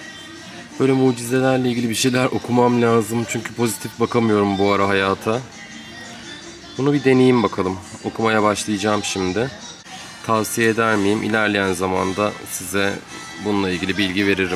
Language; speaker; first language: Turkish; native; Turkish